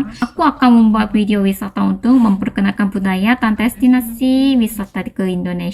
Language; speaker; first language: Indonesian; non-native, learner; Korean